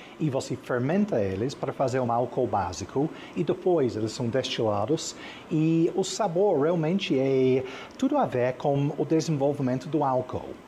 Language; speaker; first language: Portuguese; non-native, fluent; English